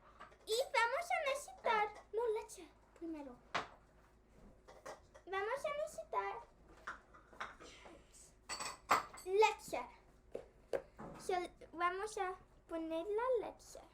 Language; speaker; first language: Spanish; early bilingual, heritage; Spanish